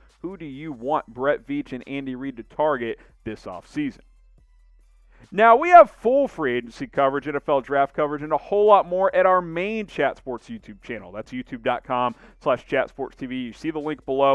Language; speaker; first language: English; native; English